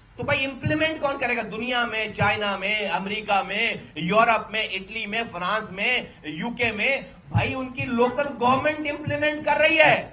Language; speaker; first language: Urdu; native; Urdu